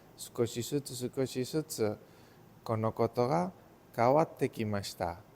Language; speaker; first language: Japanese; non-native, learner; Spanish